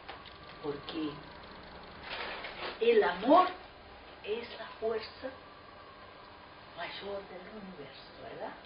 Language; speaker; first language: Spanish; non-native, fluent; Portuguese